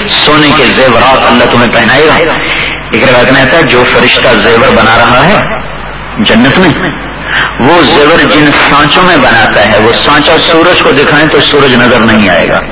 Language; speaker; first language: Urdu; non-native, local second language; Punjabi